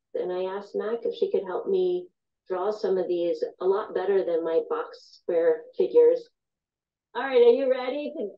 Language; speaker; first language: English; native; English